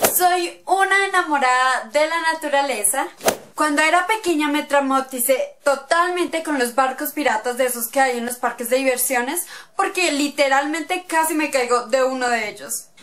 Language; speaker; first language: Spanish; native; Spanish